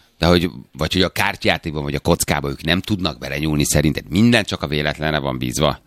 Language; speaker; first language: Hungarian; native; Hungarian